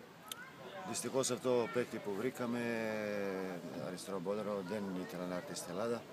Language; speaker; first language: Greek; non-native, fluent; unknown